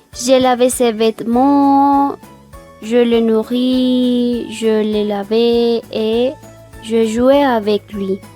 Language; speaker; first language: French; non-native, fluent; Spanish